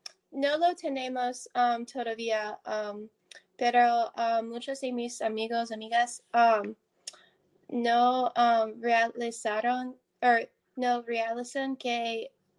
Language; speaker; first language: Spanish; non-native, learner; English